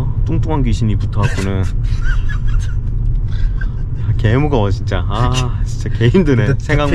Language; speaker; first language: Korean; native; Korean